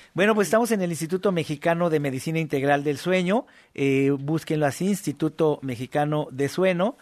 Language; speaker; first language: Spanish; native; Spanish